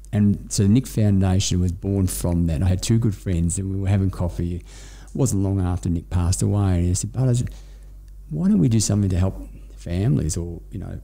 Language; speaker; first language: English; native; English